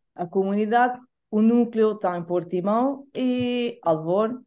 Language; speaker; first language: Portuguese; non-native, fluent; Italian